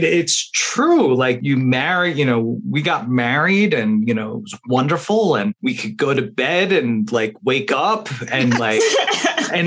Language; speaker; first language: English; native; English